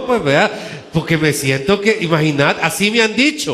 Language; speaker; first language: Spanish; native; Spanish